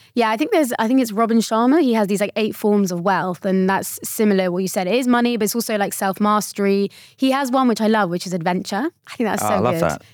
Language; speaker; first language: English; early bilingual, other home language; Swahili